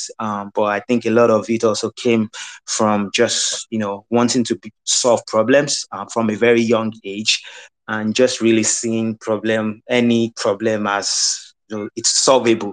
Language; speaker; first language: English; non-native, local second language; Yoruba